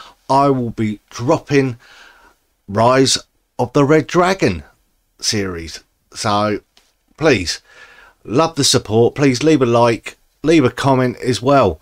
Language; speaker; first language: English; native; English